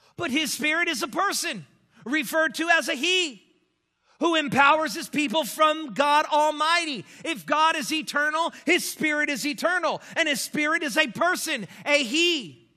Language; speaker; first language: English; native; English